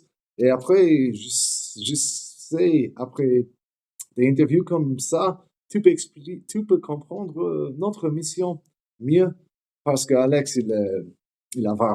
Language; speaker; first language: French; non-native, learner; English